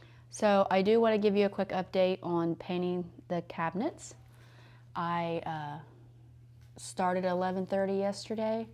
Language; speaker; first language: English; native; English